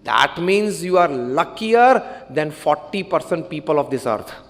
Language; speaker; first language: English; non-native, local second language; Gujarati